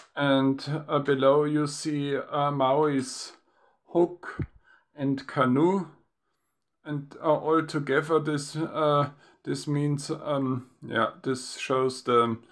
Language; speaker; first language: English; non-native, fluent; German